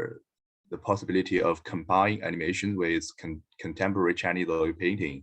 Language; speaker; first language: English; non-native, learner; Chinese